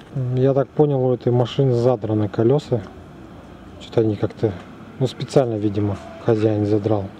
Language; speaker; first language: Russian; native; Russian